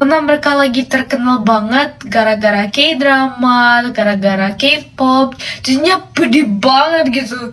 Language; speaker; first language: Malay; non-native, fluent; Japanese